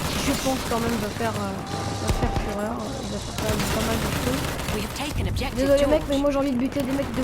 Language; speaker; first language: French; native; French